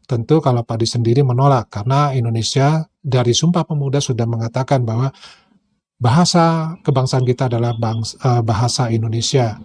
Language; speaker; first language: Indonesian; native; Indonesian